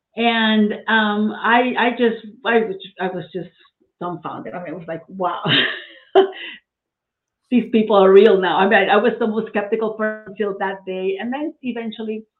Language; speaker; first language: English; non-native, fluent; Spanish